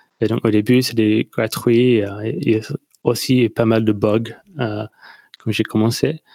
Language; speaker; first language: French; non-native, learner; English